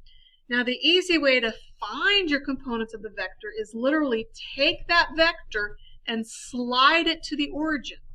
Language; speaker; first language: English; native; English